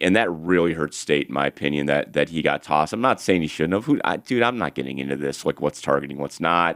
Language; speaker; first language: English; native; English